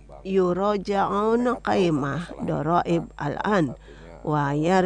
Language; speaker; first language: Arabic; non-native, fluent; Indonesian